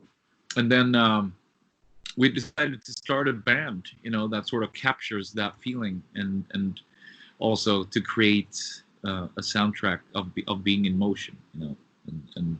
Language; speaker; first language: English; non-native, fluent; Swedish